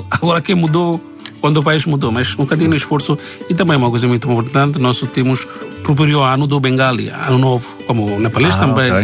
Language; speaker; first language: Portuguese; non-native, learner; Bangla